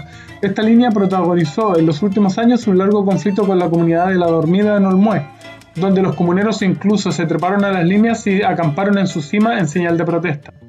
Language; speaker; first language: Spanish; native; Spanish